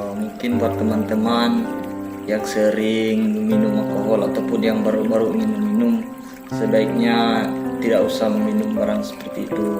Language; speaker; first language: Indonesian; non-native, local second language; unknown